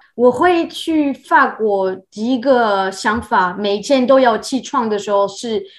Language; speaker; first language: Chinese; non-native, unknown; French